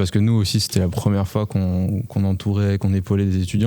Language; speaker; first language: French; native; French